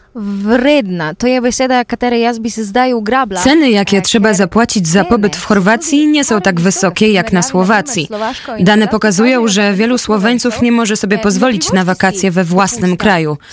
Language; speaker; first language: Polish; native; Polish